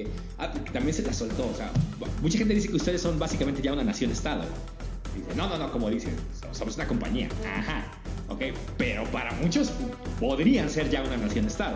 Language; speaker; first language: Spanish; native; Spanish